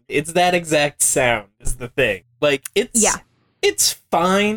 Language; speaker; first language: English; native; English